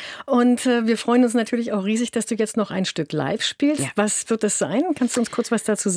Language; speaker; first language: German; native; German